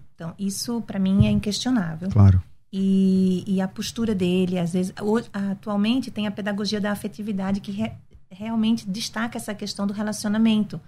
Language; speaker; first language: Portuguese; native; Portuguese